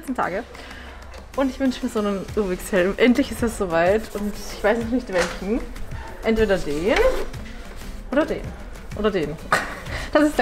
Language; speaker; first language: German; native; German